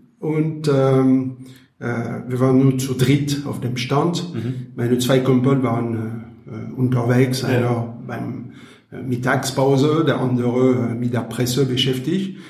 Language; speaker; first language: German; non-native, learner; French